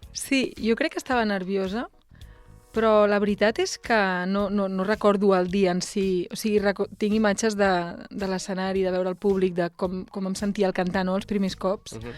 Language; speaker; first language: Catalan; native; Catalan